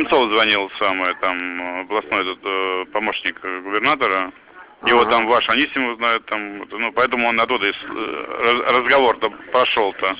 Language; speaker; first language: Russian; native; Russian